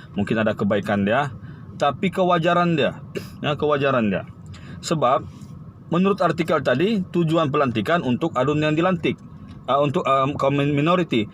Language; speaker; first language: Malay; native; Malay